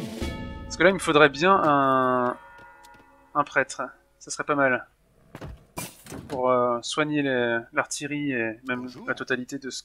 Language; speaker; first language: French; native; French